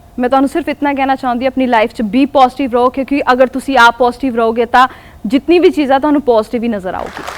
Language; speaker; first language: Punjabi; non-native, local second language; Hindi